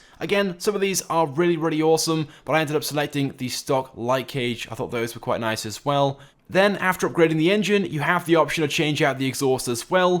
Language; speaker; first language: English; native; English